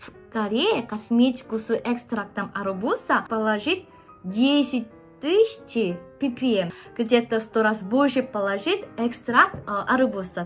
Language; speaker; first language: Russian; non-native, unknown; Korean